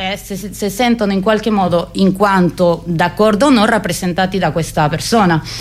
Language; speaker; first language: Italian; non-native, fluent; Spanish